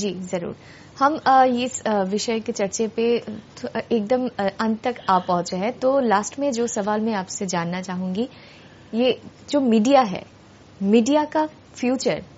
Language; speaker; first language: Hindi; non-native, local second language; Bangla